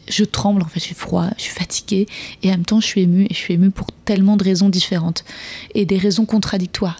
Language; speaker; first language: French; native; French